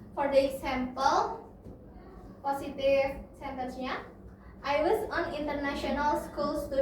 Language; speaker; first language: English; non-native, learner; Indonesian